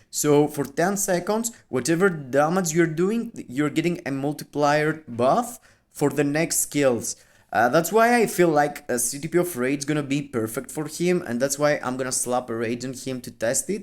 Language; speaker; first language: English; non-native, fluent; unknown